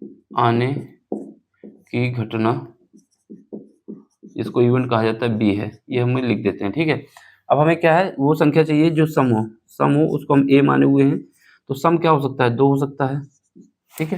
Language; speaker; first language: Hindi; native; Hindi